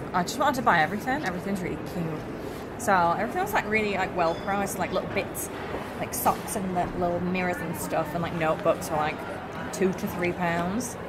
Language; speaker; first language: English; native; English